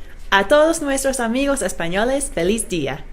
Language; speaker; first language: Spanish; non-native, fluent; English